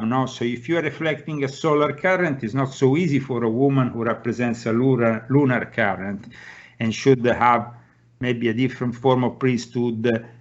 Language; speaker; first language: English; non-native, fluent; Italian